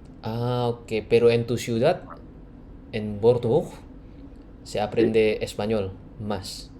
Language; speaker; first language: Spanish; non-native, learner; Indonesian